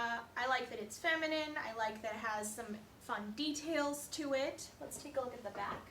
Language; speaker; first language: English; native; English